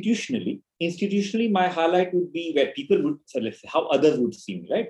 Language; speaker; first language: English; non-native, local second language; Hindi